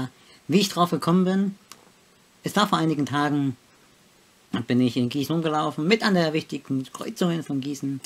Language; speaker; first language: German; native; German